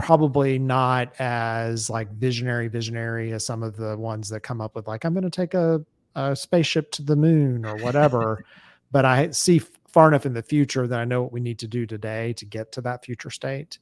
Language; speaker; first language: English; native; English